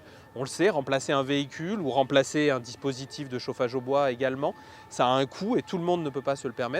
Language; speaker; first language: French; native; French